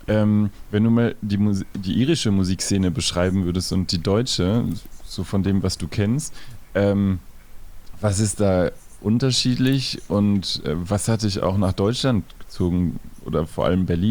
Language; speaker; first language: German; native; German